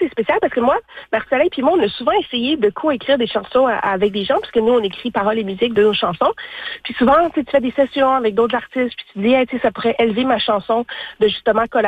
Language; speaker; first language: French; native; French